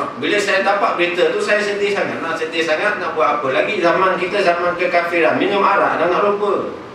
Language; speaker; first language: Malay; non-native, local second language; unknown